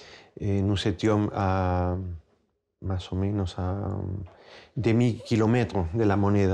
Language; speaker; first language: French; non-native, fluent; Spanish